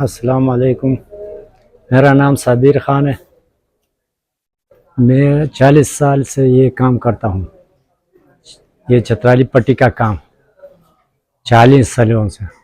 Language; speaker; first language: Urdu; non-native, local second language; Khowar